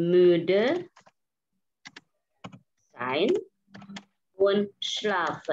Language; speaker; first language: German; non-native, fluent; Indonesian